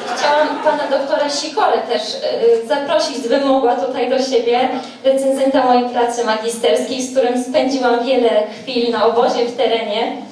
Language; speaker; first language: Polish; native; Polish